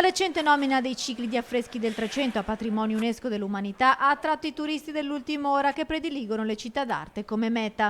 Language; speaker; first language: Italian; native; Italian